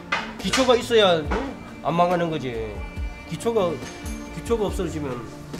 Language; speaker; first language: Korean; native; Korean